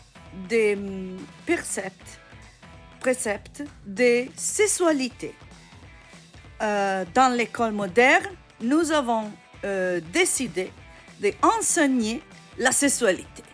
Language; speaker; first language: French; non-native, learner; Italian